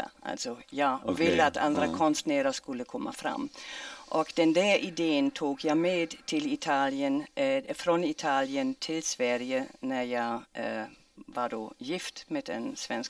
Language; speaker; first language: Swedish; non-native, fluent; German